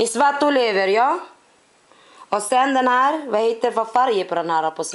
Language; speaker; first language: Swedish; non-native, learner; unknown